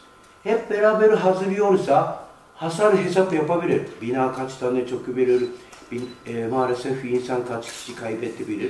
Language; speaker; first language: Turkish; non-native, fluent; Japanese